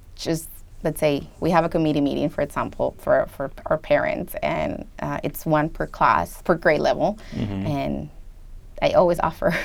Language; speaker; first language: English; non-native, fluent; Spanish